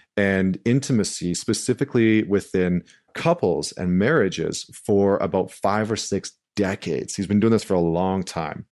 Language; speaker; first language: English; native; English